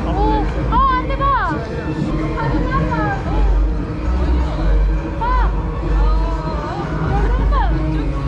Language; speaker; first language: Turkish; non-native, learner; Korean